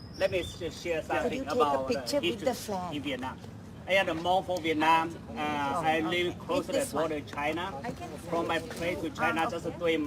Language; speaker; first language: English; non-native, learner; Hmong